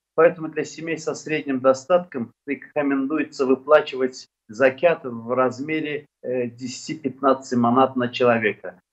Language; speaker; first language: Russian; non-native, local second language; Azerbaijani